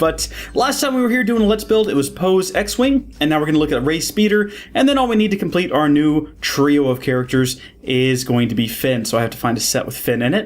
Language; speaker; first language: English; native; English